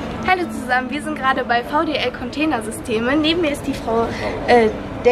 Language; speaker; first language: German; native; German